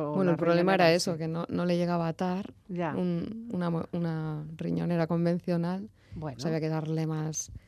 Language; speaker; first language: Spanish; native; Spanish